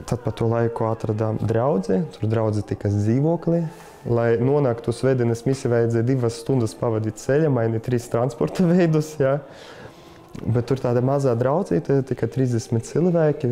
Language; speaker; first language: Latvian; non-native, fluent; Russian